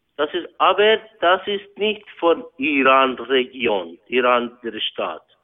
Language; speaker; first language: German; non-native, learner; Persian